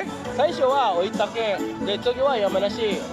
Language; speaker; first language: Japanese; non-native, fluent; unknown